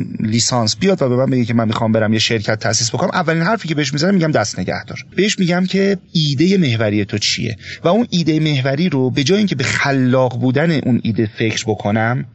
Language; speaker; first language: Persian; native; Persian